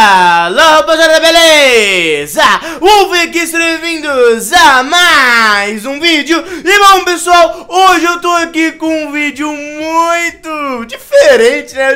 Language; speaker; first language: Portuguese; native; Portuguese